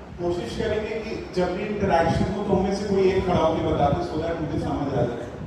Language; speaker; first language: Hindi; native; Hindi